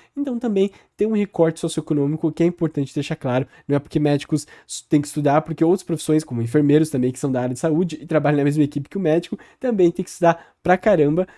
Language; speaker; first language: Portuguese; native; Portuguese